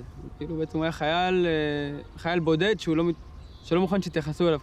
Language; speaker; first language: Hebrew; native; Hebrew